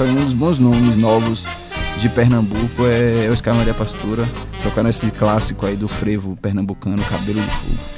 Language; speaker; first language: Portuguese; native; Portuguese